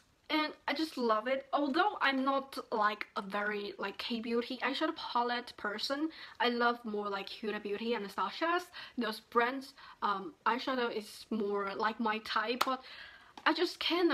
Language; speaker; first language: English; non-native, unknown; Chinese